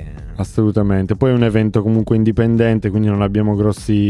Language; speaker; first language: Italian; native; Italian